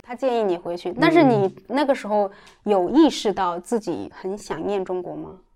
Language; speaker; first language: Chinese; native; Chinese